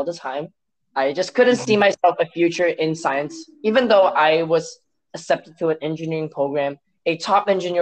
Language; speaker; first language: English; non-native, local second language; Cantonese